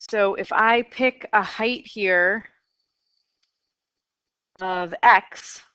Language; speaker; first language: English; native; English